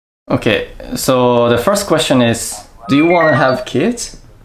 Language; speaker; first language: English; non-native, fluent; Japanese